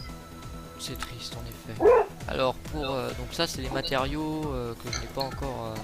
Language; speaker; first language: French; native; French